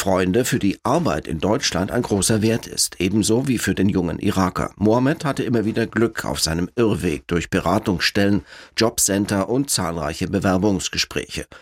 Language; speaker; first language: German; native; German